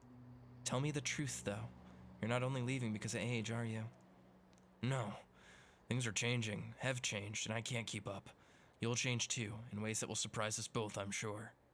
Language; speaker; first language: English; native; English